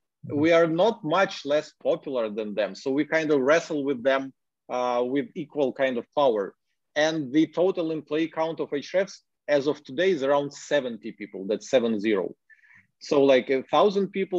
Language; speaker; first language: English; non-native, fluent; Ukrainian